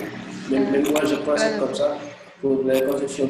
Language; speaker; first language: French; non-native, local second language; Arabic